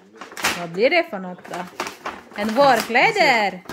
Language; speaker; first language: Swedish; non-native, learner; Indonesian